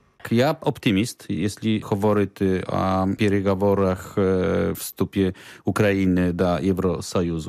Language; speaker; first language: Ukrainian; non-native, learner; Polish